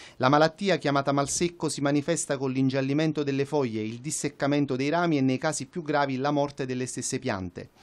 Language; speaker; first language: Italian; native; Italian